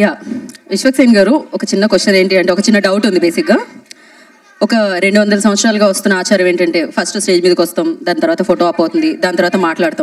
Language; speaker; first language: Telugu; native; Telugu